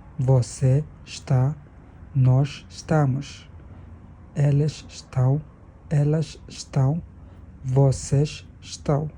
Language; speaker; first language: Portuguese; non-native, learner; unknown